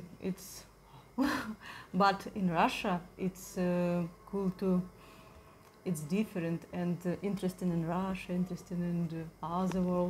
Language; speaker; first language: English; non-native, learner; Russian